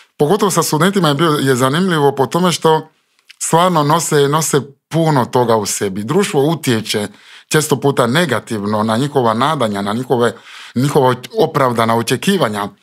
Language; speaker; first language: Croatian; non-native, fluent; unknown